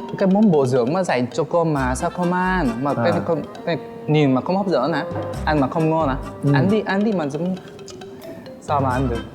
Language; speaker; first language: Vietnamese; non-native, fluent; Korean